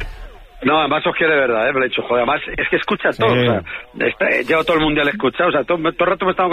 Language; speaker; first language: Spanish; native; Spanish